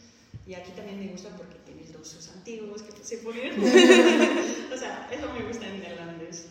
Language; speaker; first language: Spanish; non-native, fluent; Dutch